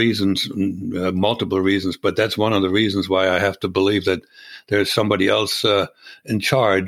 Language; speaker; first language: English; non-native, fluent; German